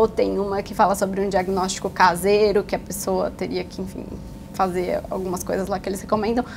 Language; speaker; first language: Portuguese; native; Portuguese